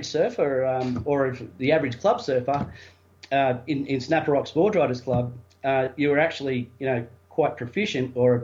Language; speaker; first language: English; native; English